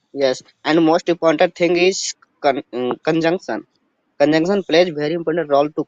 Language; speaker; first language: English; non-native, learner; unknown